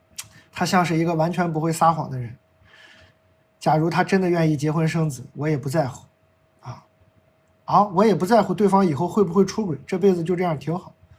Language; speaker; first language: Chinese; native; Chinese